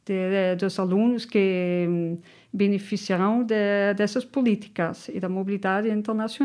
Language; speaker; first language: Portuguese; non-native, learner; Dutch